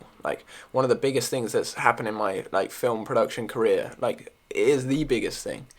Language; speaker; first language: English; native; English